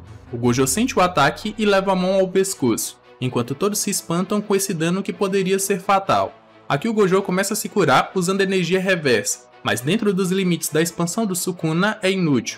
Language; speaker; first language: Portuguese; native; Portuguese